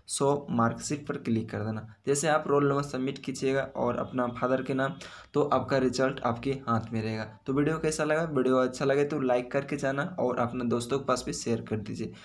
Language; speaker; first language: Hindi; native; Hindi